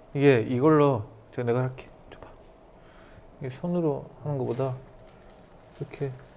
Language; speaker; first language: Korean; early bilingual, heritage; Korean